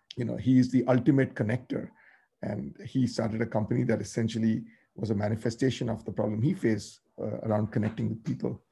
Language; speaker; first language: English; non-native, local second language; Tamil